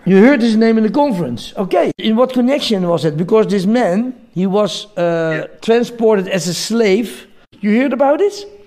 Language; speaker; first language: English; non-native, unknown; Dutch